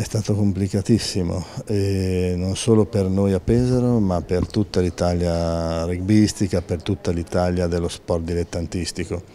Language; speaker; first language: Italian; native; Italian